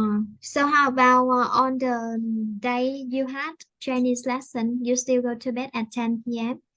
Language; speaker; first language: English; non-native, fluent; Vietnamese